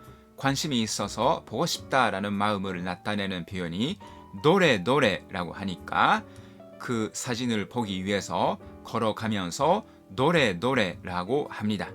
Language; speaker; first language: Korean; non-native, fluent; Japanese